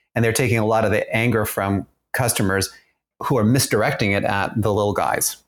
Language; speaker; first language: English; early bilingual, other home language; German